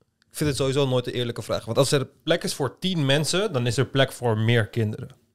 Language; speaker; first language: Dutch; native; Dutch